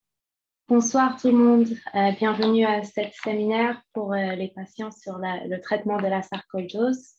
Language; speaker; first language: French; non-native, fluent; English